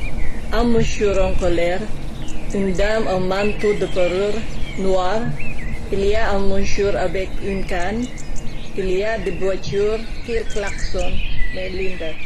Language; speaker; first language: French; non-native, learner; Filipino